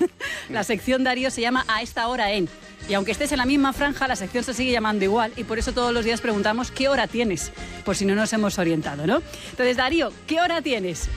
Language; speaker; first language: Spanish; native; Spanish